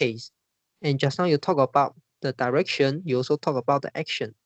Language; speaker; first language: English; non-native, fluent; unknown